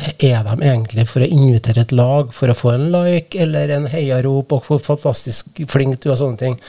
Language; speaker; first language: Norwegian; native; Norwegian